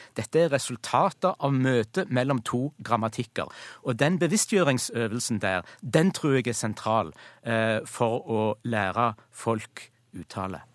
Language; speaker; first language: Norwegian; native; Norwegian